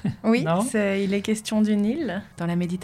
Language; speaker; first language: French; native; French